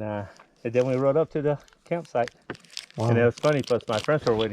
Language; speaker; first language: English; native; English